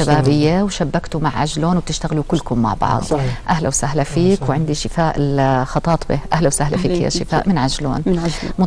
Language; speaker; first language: Arabic; native; Arabic